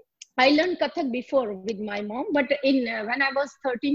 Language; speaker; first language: English; non-native, local second language; Hindi